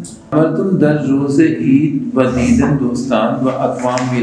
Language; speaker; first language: Persian; non-native, learner; Urdu